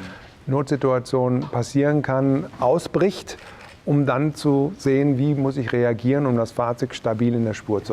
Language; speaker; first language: German; native; German